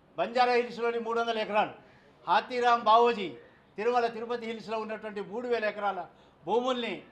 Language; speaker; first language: Telugu; non-native, local second language; Lambadi